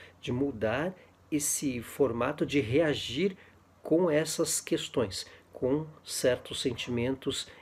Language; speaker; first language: Portuguese; native; Portuguese